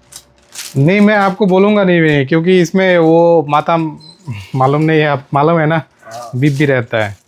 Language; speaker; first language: Hindi; non-native, learner; Bangla